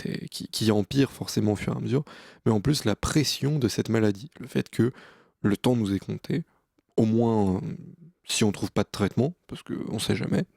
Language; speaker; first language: French; native; French